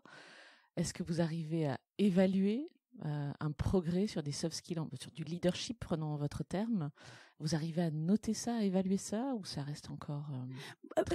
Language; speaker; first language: French; native; French